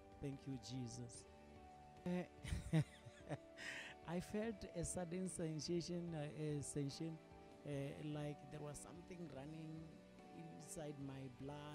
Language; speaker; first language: English; non-native, local second language; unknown